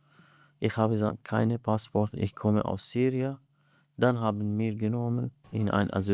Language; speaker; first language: German; non-native, learner; Arabic